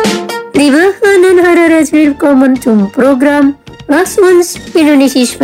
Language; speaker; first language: German; non-native, fluent; Indonesian